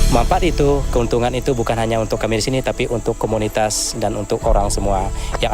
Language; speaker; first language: Indonesian; non-native, local second language; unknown